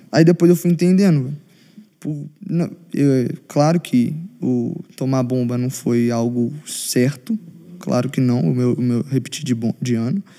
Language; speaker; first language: Portuguese; native; Portuguese